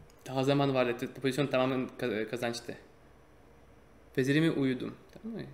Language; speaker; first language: Turkish; non-native, fluent; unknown